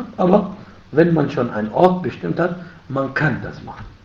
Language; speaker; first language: German; non-native, fluent; Arabic